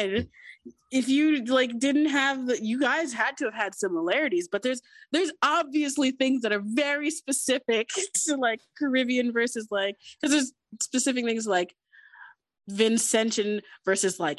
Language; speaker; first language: English; native; English